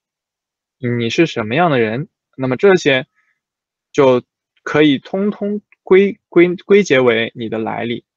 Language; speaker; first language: Chinese; native; Chinese